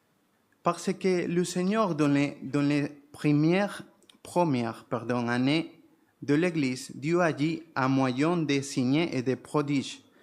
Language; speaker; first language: French; non-native, fluent; Spanish